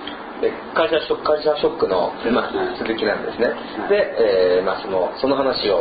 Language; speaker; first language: Japanese; non-native, fluent; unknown